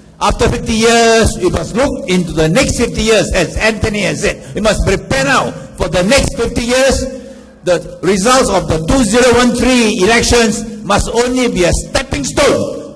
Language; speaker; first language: English; non-native, local second language; Chinese